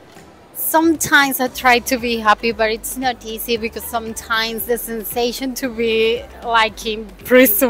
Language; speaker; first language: English; non-native, learner; Spanish